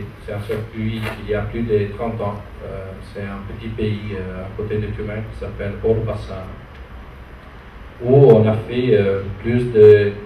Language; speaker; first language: French; non-native, fluent; Italian